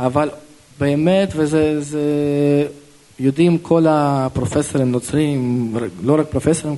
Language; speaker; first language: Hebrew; non-native, local second language; Russian